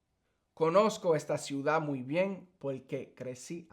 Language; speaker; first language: Spanish; early bilingual, heritage; English